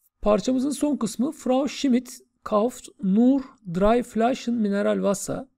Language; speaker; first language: German; non-native, fluent; Turkish